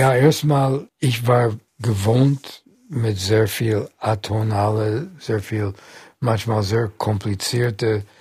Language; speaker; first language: German; non-native, fluent; English